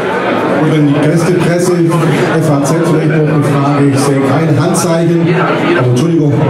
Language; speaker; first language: German; native; German